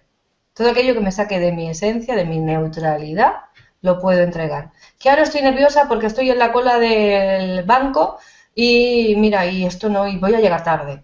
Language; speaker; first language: Spanish; native; Spanish